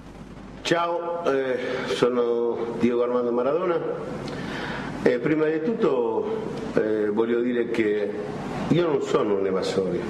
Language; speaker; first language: Italian; non-native, fluent; Spanish